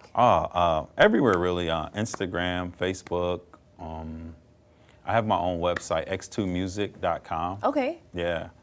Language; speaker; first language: English; native; English